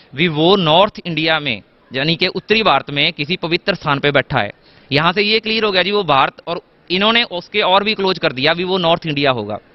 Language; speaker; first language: Hindi; native; Hindi